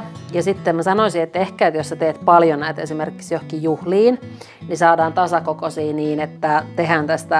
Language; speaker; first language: Finnish; native; Finnish